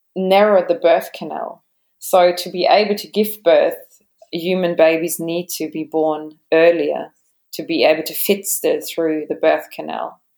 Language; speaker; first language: English; non-native, fluent; German